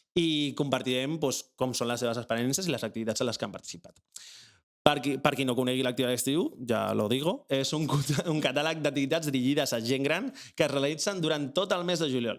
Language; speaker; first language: Catalan; native; Catalan